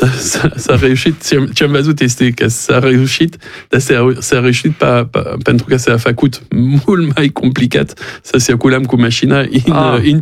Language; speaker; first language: Romanian; non-native, fluent; French